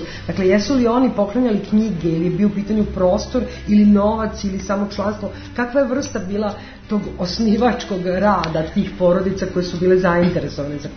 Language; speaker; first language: Serbian; native; Serbian